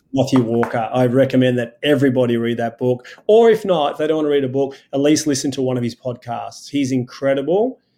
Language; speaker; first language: English; native; English